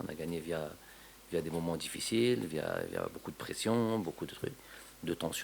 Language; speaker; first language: French; native; French